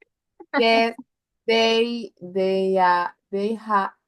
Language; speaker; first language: English; non-native, learner; Spanish